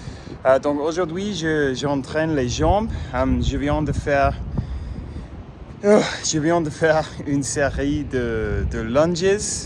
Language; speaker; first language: French; non-native, fluent; English